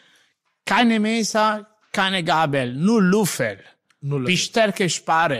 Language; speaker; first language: German; non-native, learner; Italian